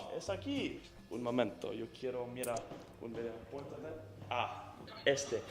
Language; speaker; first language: Spanish; non-native, learner; English